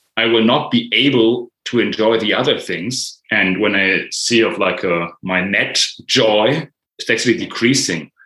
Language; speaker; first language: English; non-native, fluent; German